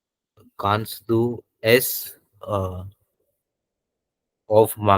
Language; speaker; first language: German; non-native, learner; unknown